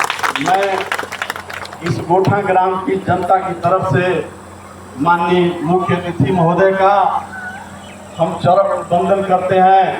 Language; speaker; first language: Hindi; native; Hindi